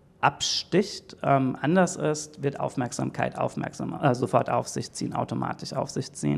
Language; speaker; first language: German; native; German